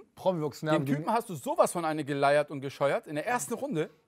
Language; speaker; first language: German; early bilingual, other home language; Turkish